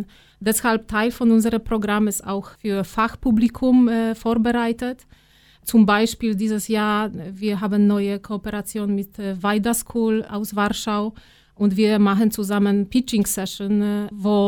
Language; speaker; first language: German; non-native, fluent; Polish